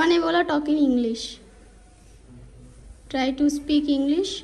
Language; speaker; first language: Hindi; non-native, local second language; Bangla